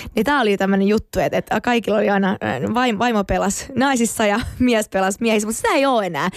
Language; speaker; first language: Finnish; non-native, local second language; Swedish